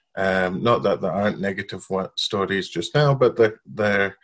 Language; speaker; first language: English; non-native, fluent; Arabic